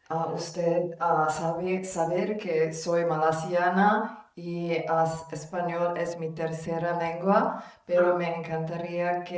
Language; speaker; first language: Spanish; non-native, learner; Malay